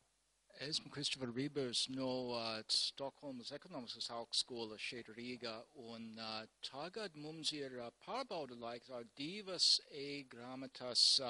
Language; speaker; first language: Latvian; non-native, learner; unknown